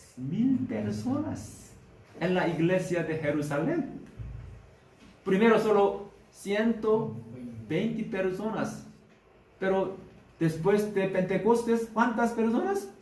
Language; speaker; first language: Spanish; non-native, learner; Korean